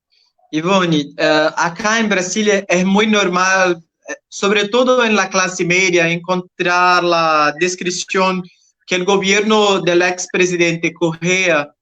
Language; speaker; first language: Spanish; non-native, learner; Portuguese